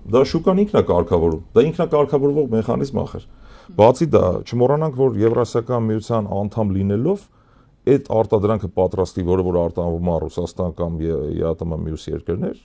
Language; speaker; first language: Armenian; native; Armenian